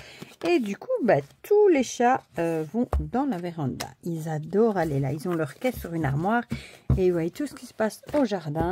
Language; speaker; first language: French; native; French